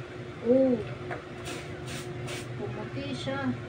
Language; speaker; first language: Filipino; native; Filipino